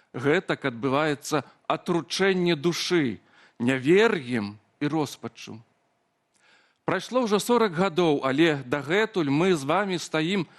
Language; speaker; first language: Belarusian; native; Belarusian